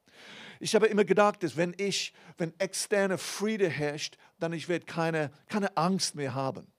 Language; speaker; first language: German; non-native, fluent; English